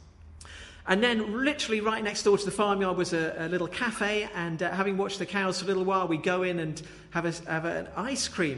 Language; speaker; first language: English; native; English